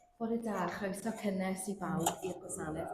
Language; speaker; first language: Welsh; native; Welsh